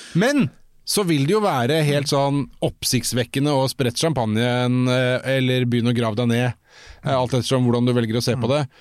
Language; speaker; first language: Norwegian; native; Norwegian